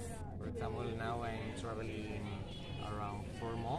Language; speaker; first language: English; non-native, learner; Spanish